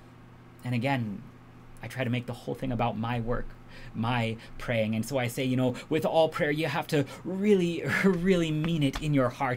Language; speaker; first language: English; native; English